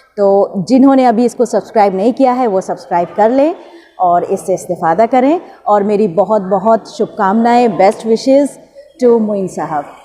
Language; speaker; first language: Hindi; native; Hindi